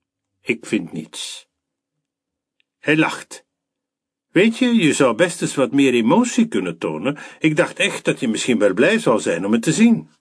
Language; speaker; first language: Dutch; native; Dutch